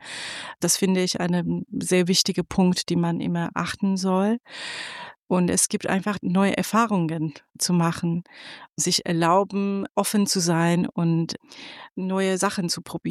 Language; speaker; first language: German; non-native, fluent; Persian